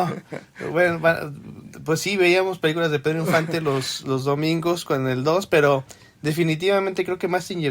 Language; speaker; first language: Spanish; native; Spanish